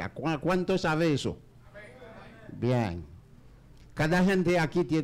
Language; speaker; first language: Spanish; non-native, learner; Haitian Creole